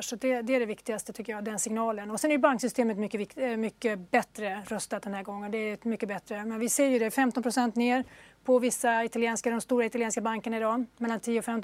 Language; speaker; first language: Swedish; native; Swedish